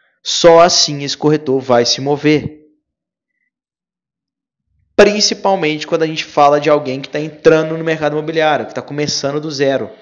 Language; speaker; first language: Portuguese; native; Portuguese